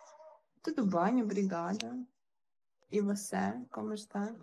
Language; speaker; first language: Portuguese; non-native, learner; Ukrainian